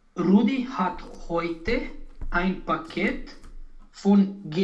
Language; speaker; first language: German; non-native, learner; Romanian